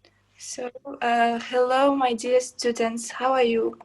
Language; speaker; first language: English; non-native, fluent; Kazakh